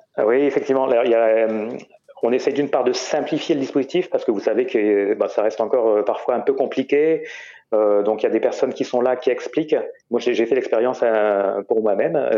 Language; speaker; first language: French; native; French